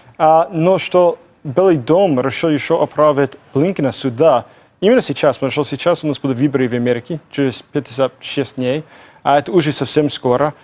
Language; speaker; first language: Russian; non-native, fluent; English